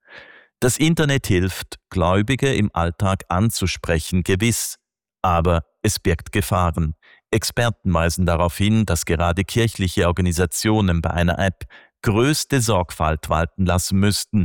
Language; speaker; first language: German; native; German